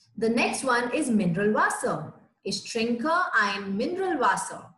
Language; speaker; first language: German; non-native, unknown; Hindi